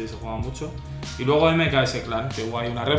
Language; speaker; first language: Spanish; native; Spanish